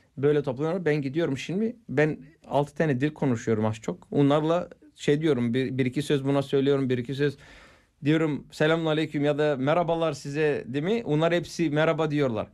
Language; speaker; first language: Turkish; non-native, fluent; Bulgarian